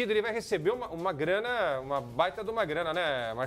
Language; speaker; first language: Portuguese; native; Portuguese